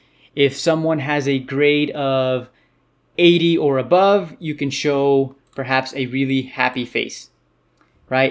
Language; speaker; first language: English; native; English